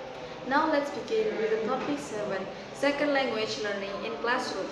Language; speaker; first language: English; non-native, learner; Indonesian